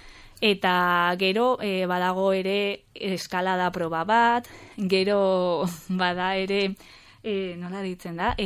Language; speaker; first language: Basque; non-native, local second language; Spanish